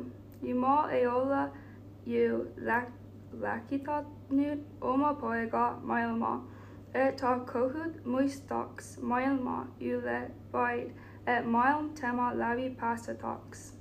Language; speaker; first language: Estonian; non-native, learner; Finnish